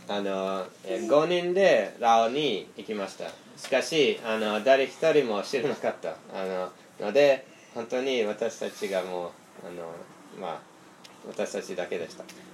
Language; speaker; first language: Japanese; non-native, fluent; English